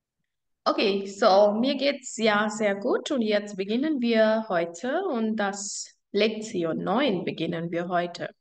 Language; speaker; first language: German; non-native, fluent; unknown